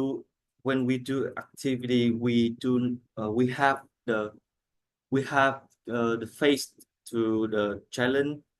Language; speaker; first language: English; non-native, learner; Vietnamese